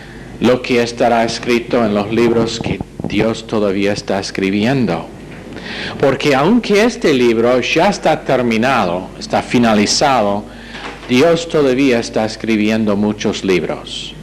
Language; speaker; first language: Spanish; non-native, fluent; English